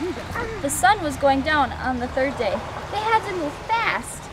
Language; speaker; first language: English; native; English